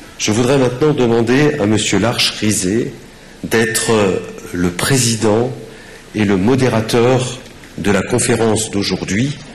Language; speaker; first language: French; native; French